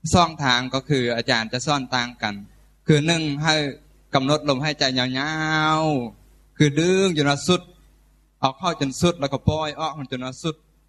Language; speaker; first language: Thai; native; Thai